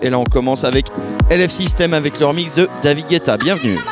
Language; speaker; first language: French; native; French